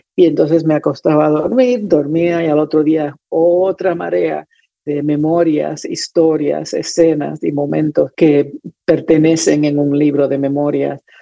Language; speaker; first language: Spanish; native; Spanish